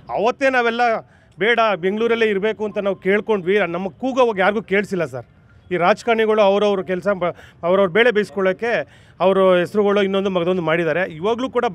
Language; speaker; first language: Kannada; native; Kannada